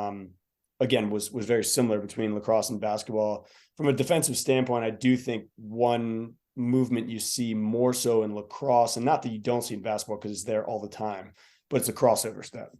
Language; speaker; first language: English; native; English